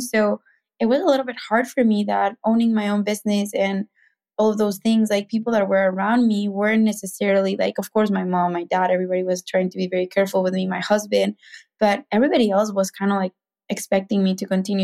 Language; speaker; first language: English; non-native, fluent; Spanish